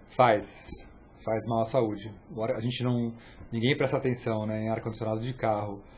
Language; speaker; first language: Portuguese; native; Portuguese